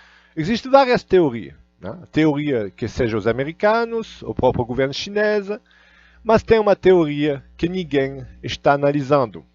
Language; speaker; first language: Portuguese; non-native, fluent; Russian